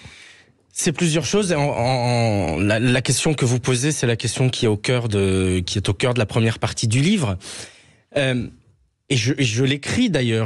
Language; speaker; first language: French; native; French